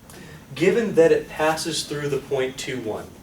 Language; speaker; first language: English; native; English